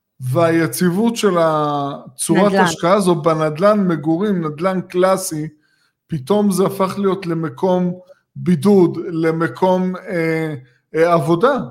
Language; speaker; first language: Hebrew; native; Hebrew